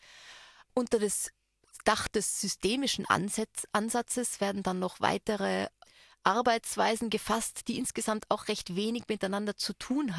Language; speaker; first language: German; native; German